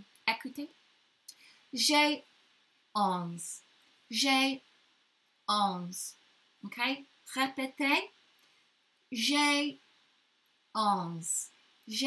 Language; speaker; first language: French; non-native, learner; English